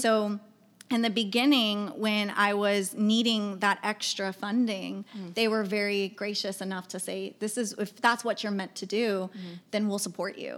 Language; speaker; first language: English; native; English